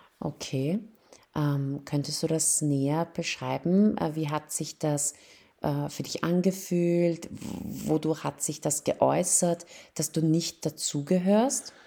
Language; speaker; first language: German; early bilingual, other home language; Persian